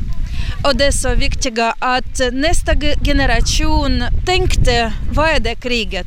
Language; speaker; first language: Swedish; non-native, learner; Ukrainian